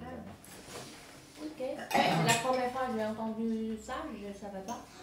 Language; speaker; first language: French; non-native, learner; Vietnamese